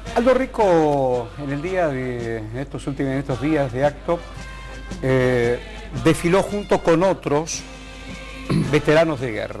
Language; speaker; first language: Spanish; native; Spanish